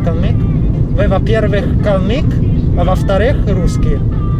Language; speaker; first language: Russian; non-native, learner; Italian